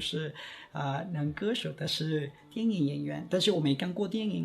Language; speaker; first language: Chinese; non-native, fluent; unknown